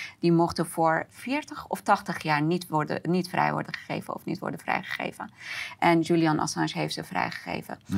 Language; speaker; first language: Dutch; non-native, fluent; Persian